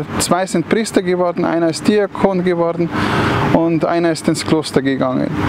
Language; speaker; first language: German; native; German